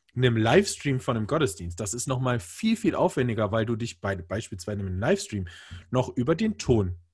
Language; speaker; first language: German; native; German